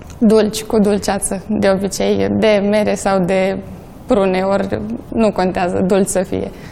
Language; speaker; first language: Romanian; non-native, local second language; Polish